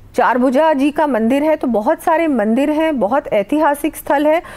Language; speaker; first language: Hindi; native; Hindi